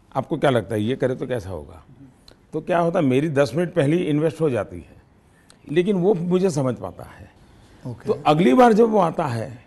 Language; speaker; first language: Hindi; non-native, local second language; Gujarati